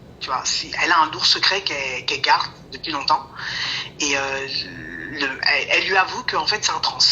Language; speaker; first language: French; early bilingual, other home language; Lingala